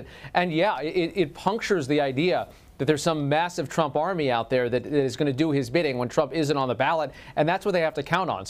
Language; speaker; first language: English; native; English